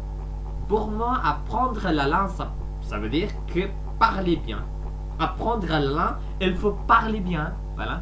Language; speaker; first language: French; non-native, learner; Sasak